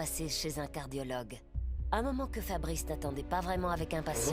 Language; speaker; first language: French; native; French